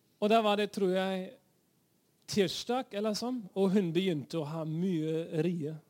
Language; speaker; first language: Norwegian; non-native, fluent; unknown